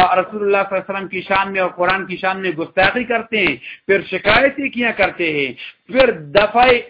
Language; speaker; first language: Urdu; non-native, local second language; Pashto